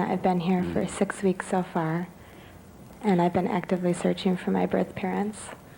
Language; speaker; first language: English; native; English